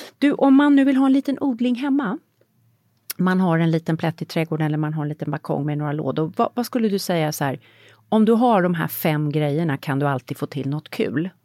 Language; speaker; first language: Swedish; native; Swedish